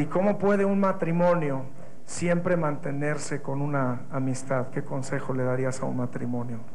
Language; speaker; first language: Spanish; native; Spanish